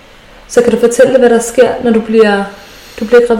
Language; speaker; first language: Danish; native; Danish